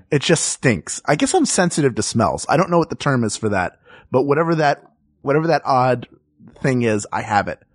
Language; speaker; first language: English; native; English